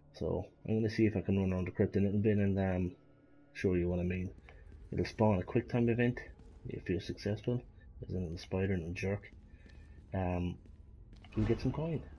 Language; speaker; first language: English; native; English